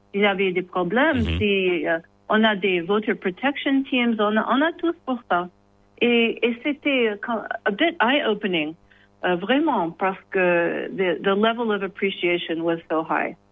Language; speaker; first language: French; non-native, learner; English